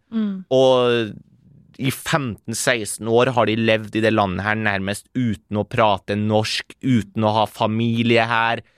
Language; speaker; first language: Norwegian; early bilingual, other home language; Persian